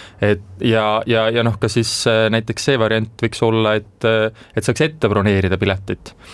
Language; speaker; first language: Estonian; native; Estonian